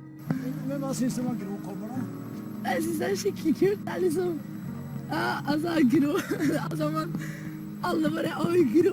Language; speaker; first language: Norwegian; native; Norwegian